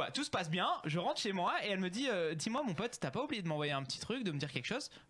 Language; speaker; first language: French; native; French